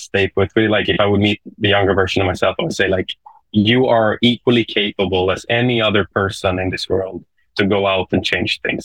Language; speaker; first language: English; non-native, fluent; Swedish